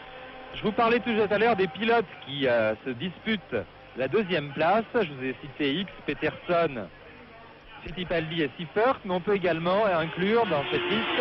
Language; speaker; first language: French; native; French